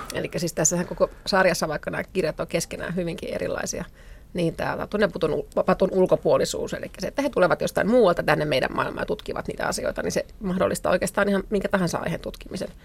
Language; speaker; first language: Finnish; native; Finnish